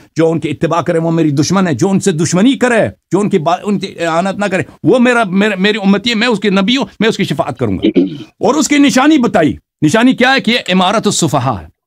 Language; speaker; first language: Urdu; non-native, fluent; Persian